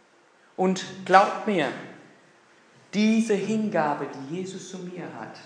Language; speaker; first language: German; non-native, fluent; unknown